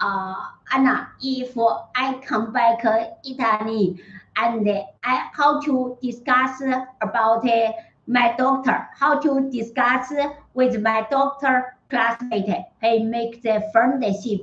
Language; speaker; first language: English; non-native, learner; Chinese